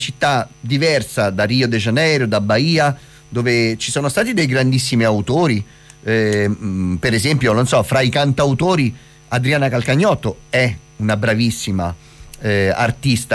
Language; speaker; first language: Italian; native; Italian